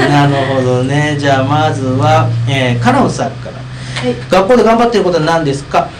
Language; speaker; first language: Japanese; native; Japanese